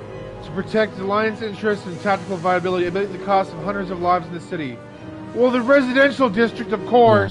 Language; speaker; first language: English; native; English